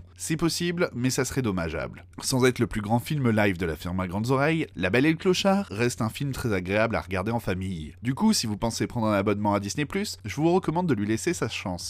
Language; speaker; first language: French; native; French